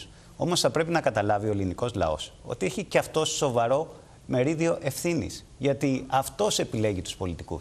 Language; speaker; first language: Greek; native; Greek